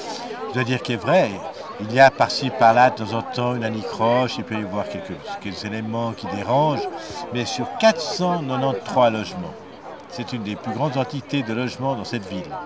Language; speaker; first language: French; native; French